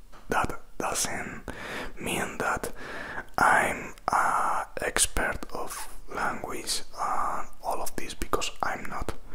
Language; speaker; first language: English; non-native, fluent; Spanish